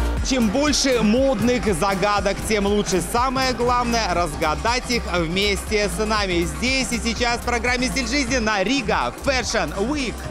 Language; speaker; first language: Russian; native; Russian